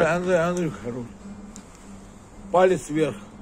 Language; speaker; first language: Russian; native; Russian